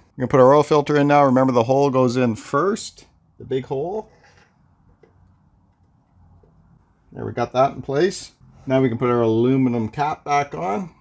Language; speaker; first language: English; native; English